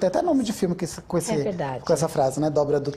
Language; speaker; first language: Portuguese; native; Portuguese